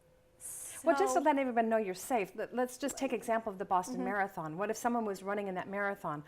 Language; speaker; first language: English; native; English